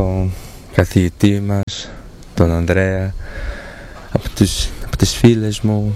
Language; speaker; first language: Greek; non-native, learner; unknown